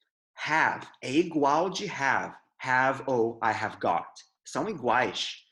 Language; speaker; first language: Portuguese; non-native, fluent; English